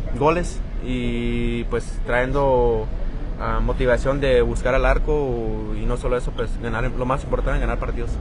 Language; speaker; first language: Spanish; early bilingual, heritage; Spanish